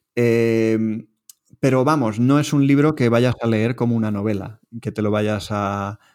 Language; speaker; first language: Spanish; native; Spanish